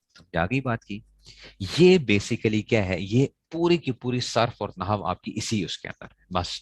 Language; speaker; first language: Urdu; non-native, local second language; Pashto